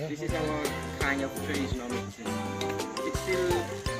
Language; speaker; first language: English; non-native, fluent; Khmer